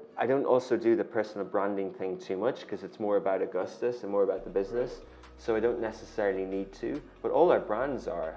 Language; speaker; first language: English; native; English